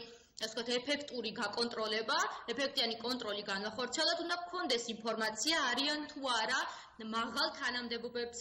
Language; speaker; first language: Georgian; native; Georgian